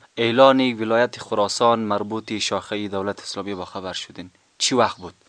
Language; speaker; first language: Persian; native; Persian